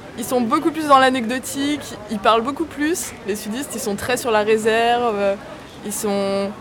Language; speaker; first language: French; native; French